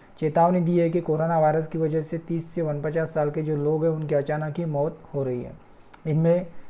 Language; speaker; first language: Hindi; non-native, local second language; Marathi